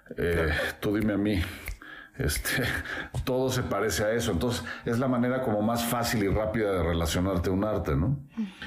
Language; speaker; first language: Spanish; native; Spanish